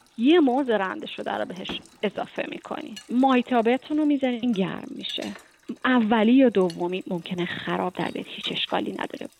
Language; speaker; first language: Persian; native; Persian